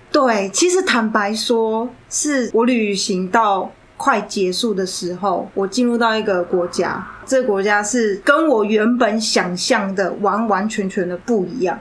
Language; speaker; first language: Chinese; native; Chinese